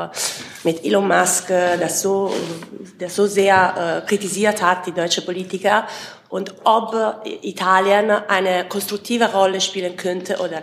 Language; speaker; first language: German; non-native, fluent; Italian